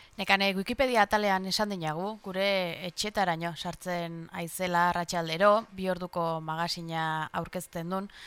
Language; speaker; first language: Basque; native; Basque